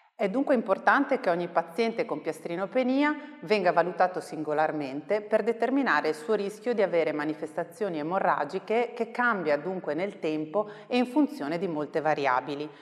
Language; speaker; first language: Italian; native; Italian